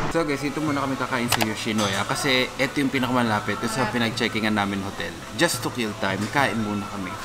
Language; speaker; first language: Filipino; native; Filipino